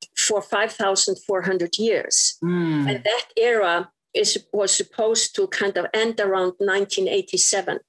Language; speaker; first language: English; non-native, fluent; Icelandic